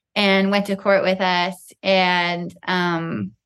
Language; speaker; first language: English; native; English